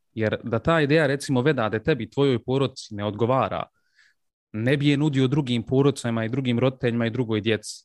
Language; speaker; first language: Croatian; early bilingual, heritage; Bosnian